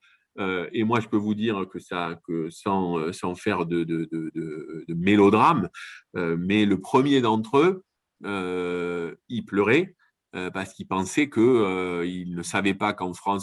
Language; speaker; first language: French; native; French